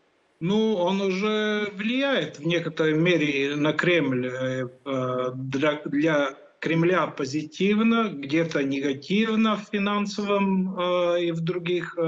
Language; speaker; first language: Russian; non-native, local second language; Latvian